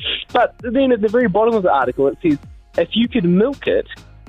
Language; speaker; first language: English; native; English